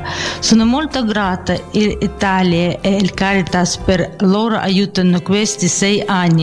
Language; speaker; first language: Italian; non-native, fluent; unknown